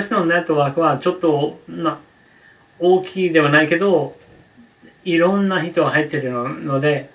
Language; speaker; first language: Japanese; non-native, learner; English